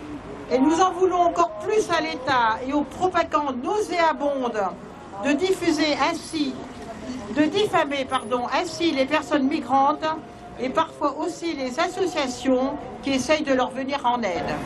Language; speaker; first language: French; native; French